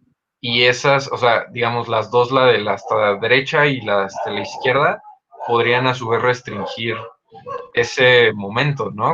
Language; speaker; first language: Spanish; native; Spanish